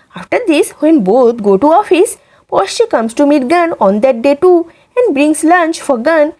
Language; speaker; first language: English; non-native, local second language; Hindi